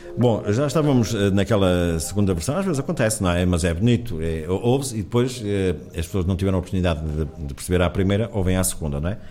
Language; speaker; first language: Portuguese; native; Portuguese